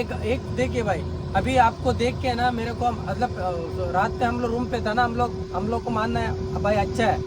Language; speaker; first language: Hindi; non-native, local second language; Kannada